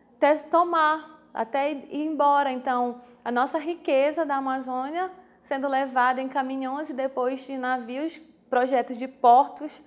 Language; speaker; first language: Portuguese; native; Portuguese